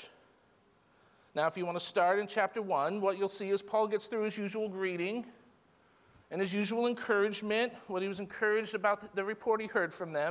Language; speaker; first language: English; native; English